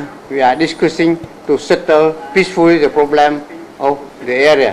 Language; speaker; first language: English; non-native, fluent; Khmer